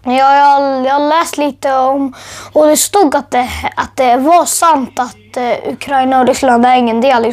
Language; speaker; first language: Swedish; early bilingual, other home language; Urdu